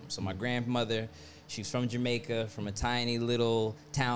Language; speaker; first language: English; native; English